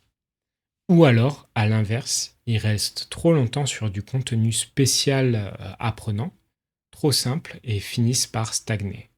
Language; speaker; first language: French; native; French